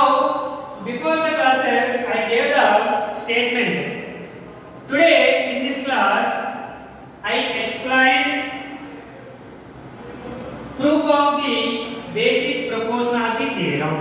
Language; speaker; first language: English; non-native, local second language; Telugu